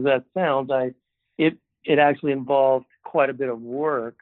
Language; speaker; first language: English; native; English